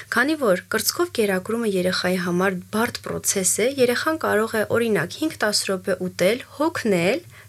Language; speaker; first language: Armenian; native; Armenian